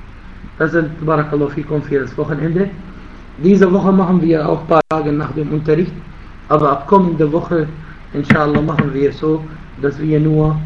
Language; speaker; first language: German; non-native, fluent; Arabic